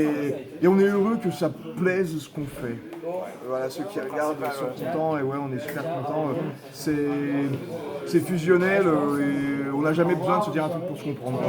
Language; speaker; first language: French; native; French